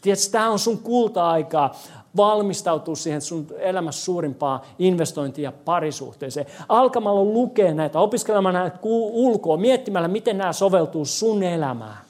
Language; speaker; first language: Finnish; non-native, fluent; English